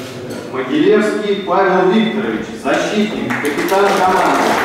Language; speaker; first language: Russian; native; Russian